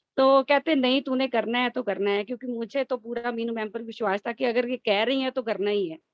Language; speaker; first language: Hindi; native; Hindi